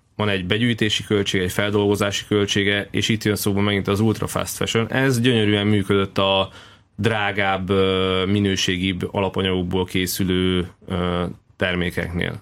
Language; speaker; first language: Hungarian; native; Hungarian